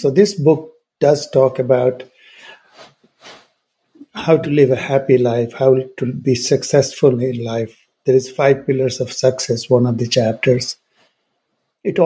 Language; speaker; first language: English; non-native, local second language; Hindi